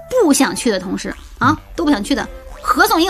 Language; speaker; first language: Chinese; native; Chinese